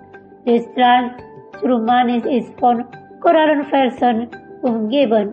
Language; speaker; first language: German; non-native, fluent; Indonesian